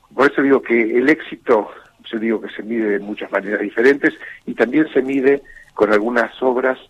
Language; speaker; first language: Spanish; native; Spanish